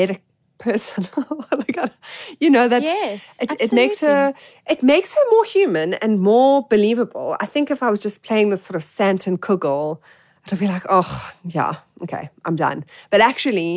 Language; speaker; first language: English; native; English